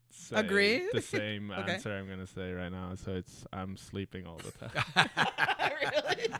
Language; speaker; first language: English; non-native, fluent; German